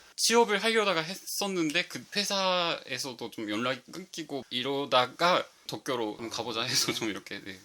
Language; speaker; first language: Korean; non-native, fluent; Japanese